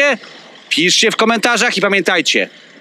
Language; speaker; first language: Polish; native; Polish